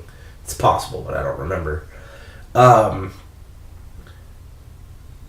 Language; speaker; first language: English; native; English